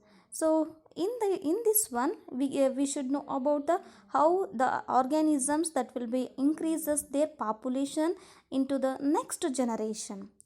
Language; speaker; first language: English; non-native, local second language; Kannada